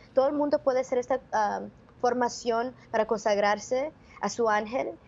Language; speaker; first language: Spanish; early bilingual, heritage; Spanish